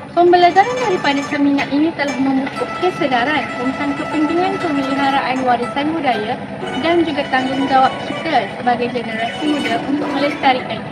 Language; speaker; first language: Malay; native; Malay